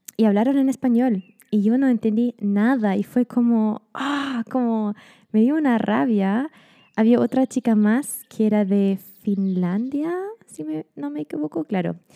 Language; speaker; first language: Spanish; non-native, fluent; German